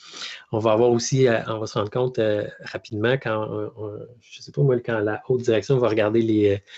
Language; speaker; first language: French; native; French